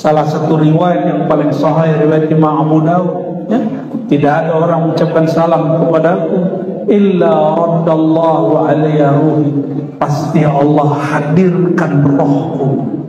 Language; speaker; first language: Indonesian; native; Indonesian